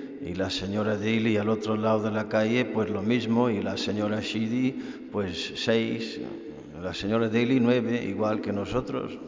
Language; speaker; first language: Spanish; non-native, fluent; English